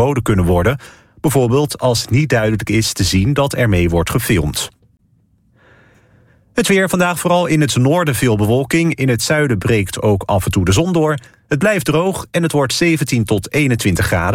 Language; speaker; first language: Dutch; native; Dutch